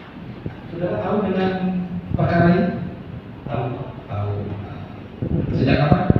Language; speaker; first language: Indonesian; native; Indonesian